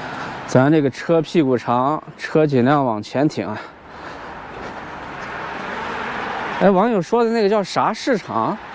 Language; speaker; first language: Chinese; native; Chinese